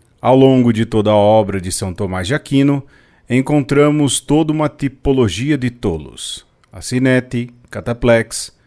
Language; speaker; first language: Portuguese; native; Portuguese